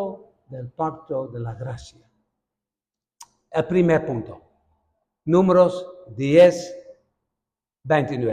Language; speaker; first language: Spanish; non-native, fluent; Dutch